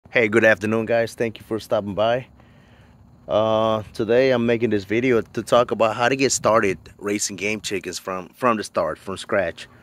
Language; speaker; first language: English; native; English